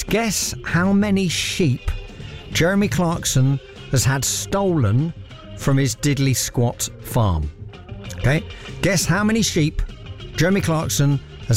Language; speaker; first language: English; native; English